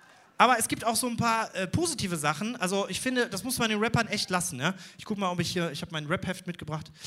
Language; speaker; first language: German; native; German